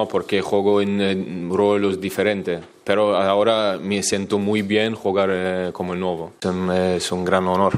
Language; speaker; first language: Spanish; non-native, fluent; German